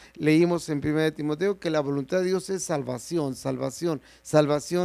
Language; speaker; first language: Spanish; native; Spanish